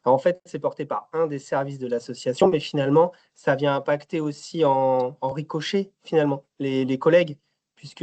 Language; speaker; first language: French; native; French